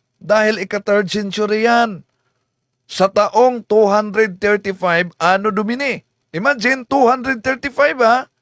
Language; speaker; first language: Filipino; non-native, local second language; Cebuano